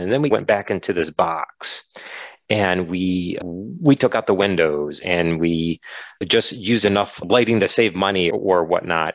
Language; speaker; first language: English; native; English